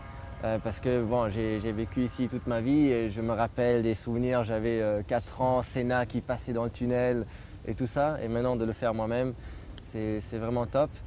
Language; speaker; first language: French; non-native, local second language; German